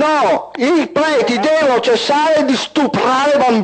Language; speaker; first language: Italian; native; Italian